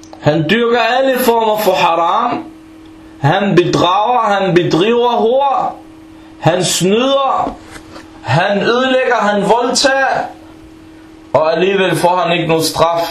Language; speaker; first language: Danish; non-native, fluent; Arabic